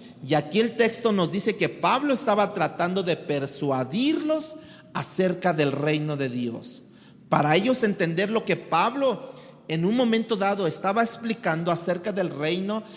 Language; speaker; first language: Spanish; native; Spanish